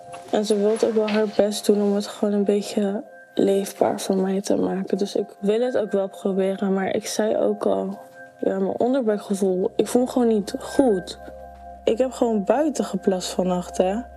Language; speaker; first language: Dutch; native; Dutch